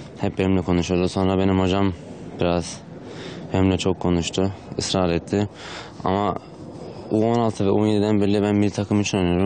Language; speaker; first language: Turkish; early bilingual, heritage; Turkish